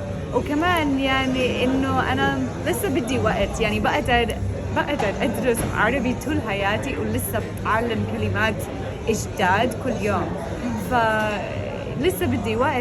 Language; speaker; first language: Arabic; non-native, fluent; English